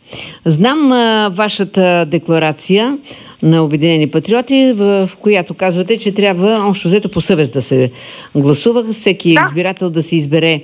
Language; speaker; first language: Bulgarian; native; Bulgarian